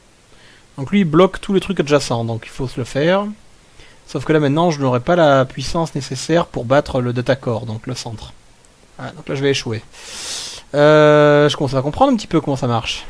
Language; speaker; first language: French; native; French